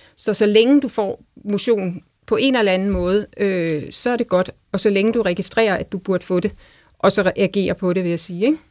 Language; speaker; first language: Danish; native; Danish